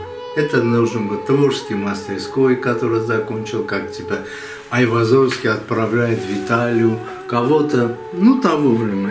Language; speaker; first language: Russian; non-native, local second language; Armenian